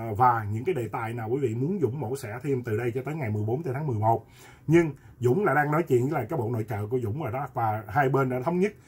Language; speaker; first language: Vietnamese; native; Vietnamese